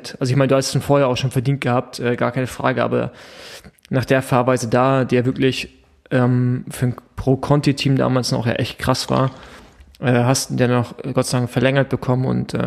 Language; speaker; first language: German; native; German